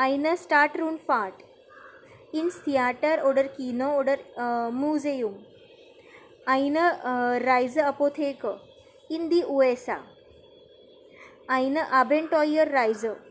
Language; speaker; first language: German; non-native, learner; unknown